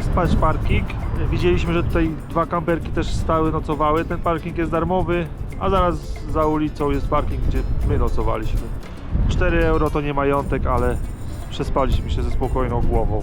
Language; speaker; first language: Polish; native; Polish